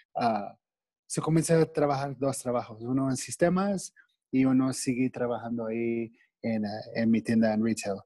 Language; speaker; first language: Spanish; non-native, fluent; English